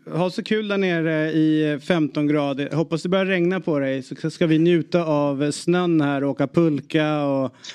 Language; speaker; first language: Swedish; native; Swedish